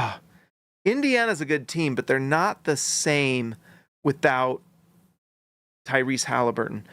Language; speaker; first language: English; native; English